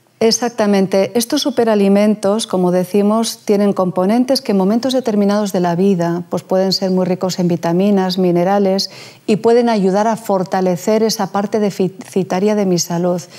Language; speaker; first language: Spanish; native; Spanish